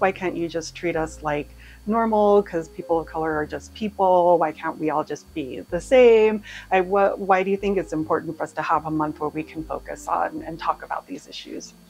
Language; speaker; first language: English; native; English